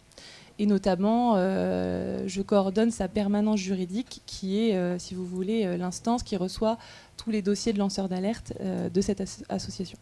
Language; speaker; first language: French; native; French